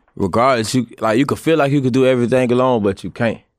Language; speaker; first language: English; native; English